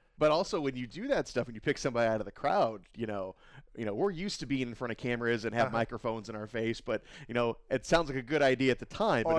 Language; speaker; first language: English; native; English